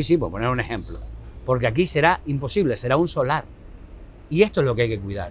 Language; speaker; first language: Spanish; native; Spanish